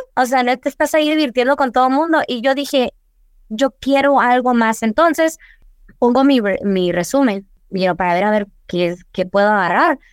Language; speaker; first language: Spanish; early bilingual, heritage; Spanish